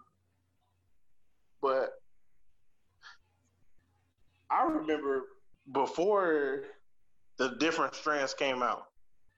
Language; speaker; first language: English; native; English